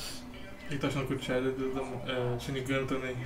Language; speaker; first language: Portuguese; native; Portuguese